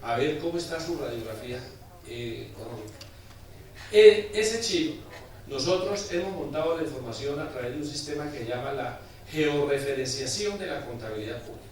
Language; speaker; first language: Spanish; native; Spanish